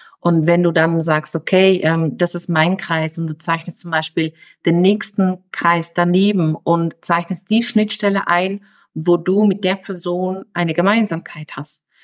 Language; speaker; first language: German; early bilingual, other home language; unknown